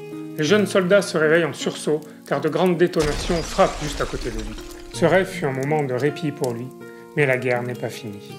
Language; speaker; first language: French; native; French